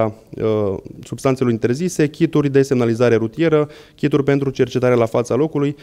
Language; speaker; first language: Romanian; native; Romanian